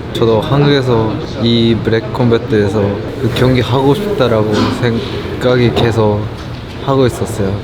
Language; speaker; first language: Korean; non-native, learner; Japanese